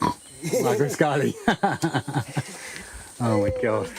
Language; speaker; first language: Indonesian; non-native, learner; English